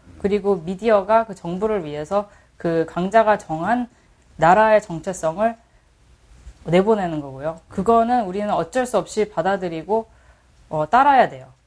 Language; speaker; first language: Korean; early bilingual, heritage; Korean